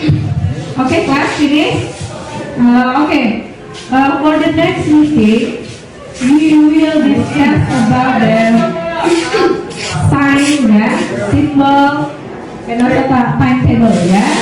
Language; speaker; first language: English; non-native, learner; Indonesian